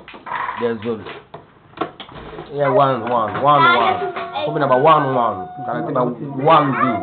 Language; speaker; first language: German; non-native, learner; Lingala